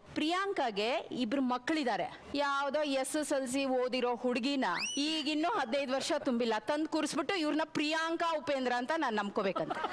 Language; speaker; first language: Kannada; non-native, fluent; Bangla